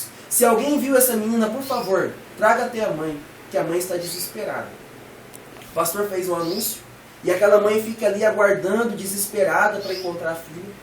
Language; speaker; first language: Portuguese; native; Portuguese